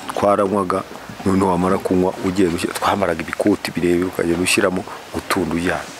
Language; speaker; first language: Kinyarwanda; native; Kinyarwanda